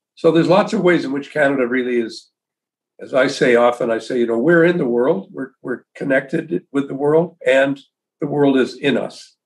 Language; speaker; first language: English; native; English